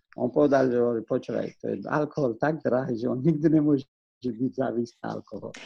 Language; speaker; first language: Slovak; non-native, fluent; Persian